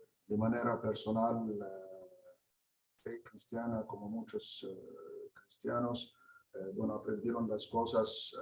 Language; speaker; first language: Spanish; non-native, fluent; Arabic